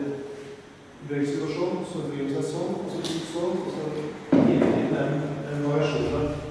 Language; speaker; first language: Norwegian; native; Norwegian